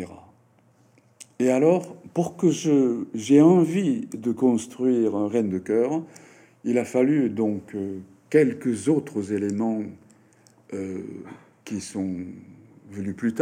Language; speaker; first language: French; non-native, fluent; Japanese